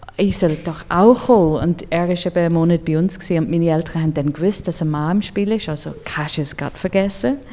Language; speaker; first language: German; non-native, fluent; English